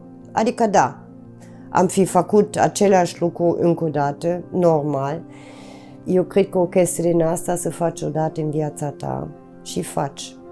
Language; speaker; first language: Romanian; non-native, fluent; German